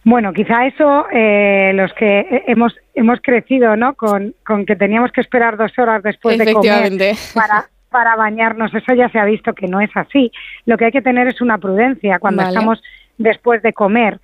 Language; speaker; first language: Spanish; native; Spanish